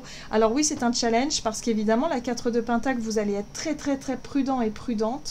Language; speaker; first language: French; native; French